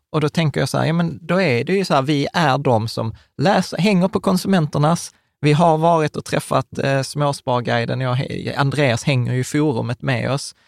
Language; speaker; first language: Swedish; early bilingual, other home language; Czech